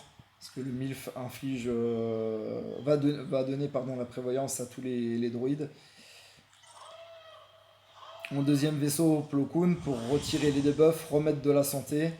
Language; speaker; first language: French; native; French